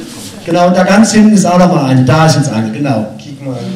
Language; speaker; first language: German; native; German